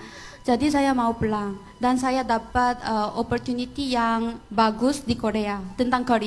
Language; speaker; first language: Indonesian; non-native, fluent; Korean